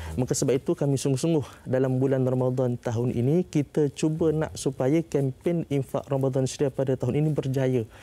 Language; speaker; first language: Malay; native; Malay